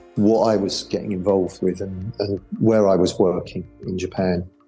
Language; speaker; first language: English; native; English